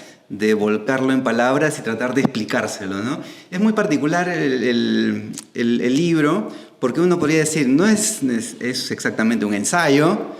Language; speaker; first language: Spanish; native; Spanish